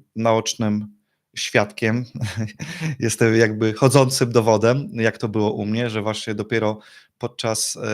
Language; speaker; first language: Polish; native; Polish